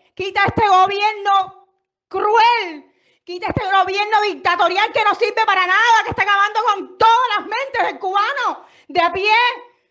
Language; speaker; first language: Spanish; native; Spanish